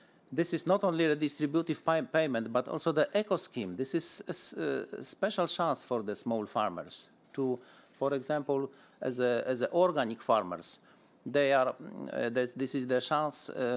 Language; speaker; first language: English; non-native, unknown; Polish